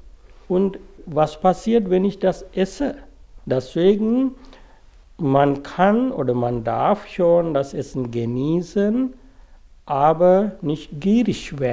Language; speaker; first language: German; non-native, fluent; Sinhala